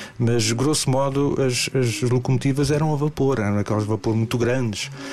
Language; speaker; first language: Portuguese; native; Portuguese